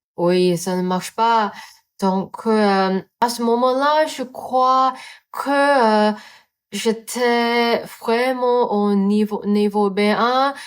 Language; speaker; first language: French; non-native, learner; Cantonese